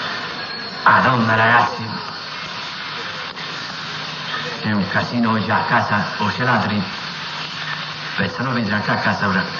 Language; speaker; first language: Italian; native; Italian